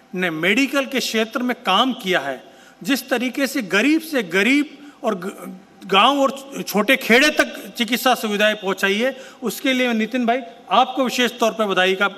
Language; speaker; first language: Hindi; native; Hindi